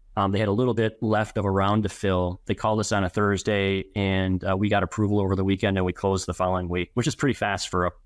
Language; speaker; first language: English; native; English